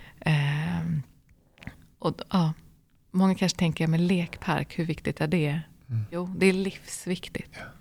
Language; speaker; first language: Swedish; early bilingual, other home language; Arabic